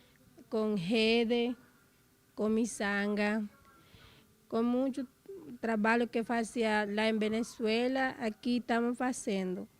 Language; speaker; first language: Portuguese; non-native, learner; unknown